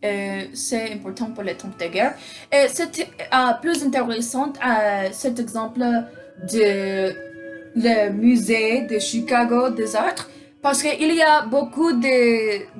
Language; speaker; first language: French; non-native, learner; English